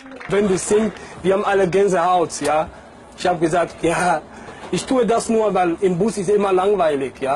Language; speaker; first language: German; non-native, learner; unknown